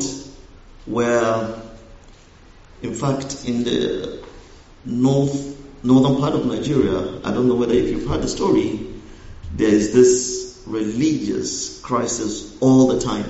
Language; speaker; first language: English; non-native, local second language; Hausa